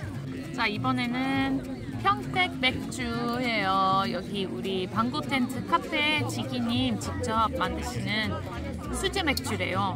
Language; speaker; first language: Korean; non-native, fluent; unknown